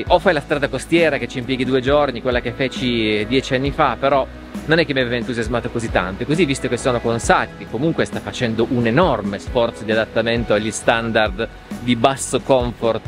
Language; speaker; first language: Italian; native; Italian